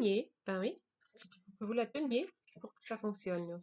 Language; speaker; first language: French; non-native, fluent; German